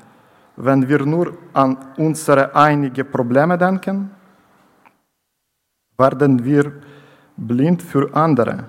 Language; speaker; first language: German; non-native, learner; Ukrainian